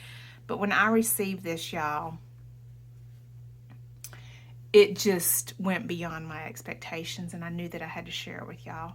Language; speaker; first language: English; native; English